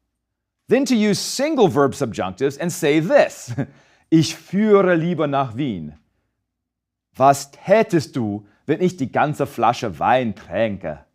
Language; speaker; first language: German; non-native, fluent; English